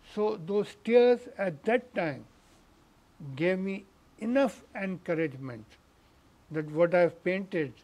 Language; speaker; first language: English; non-native, local second language; Urdu